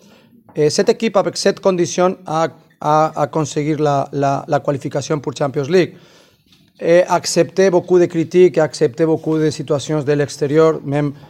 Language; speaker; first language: French; non-native, fluent; Spanish